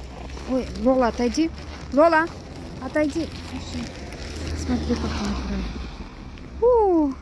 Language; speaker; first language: Russian; non-native, learner; Tajik